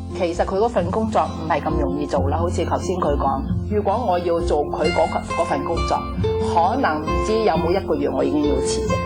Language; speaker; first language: Cantonese; native; Cantonese